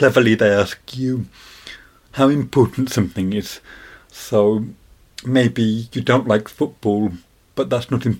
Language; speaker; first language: English; native; English